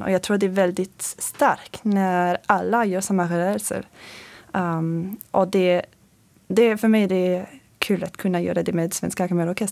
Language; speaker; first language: Swedish; non-native, fluent; French